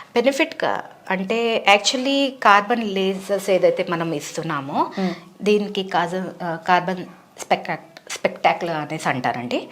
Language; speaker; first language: Telugu; non-native, local second language; Bangla